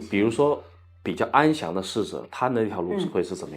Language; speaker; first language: Chinese; native; Chinese